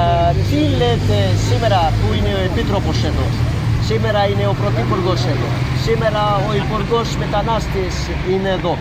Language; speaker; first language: Greek; non-native, learner; Urdu